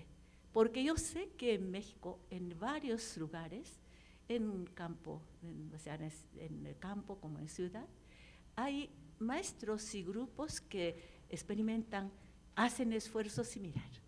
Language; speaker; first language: Spanish; non-native, fluent; Japanese